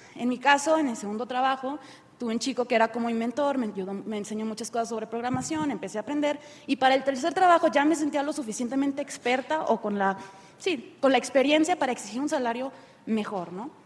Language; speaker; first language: Spanish; native; Spanish